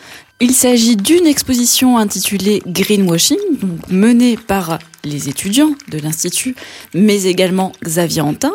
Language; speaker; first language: French; native; French